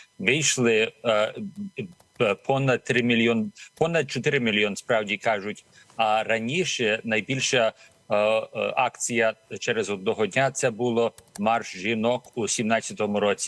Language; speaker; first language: Ukrainian; early bilingual, heritage; Ukrainian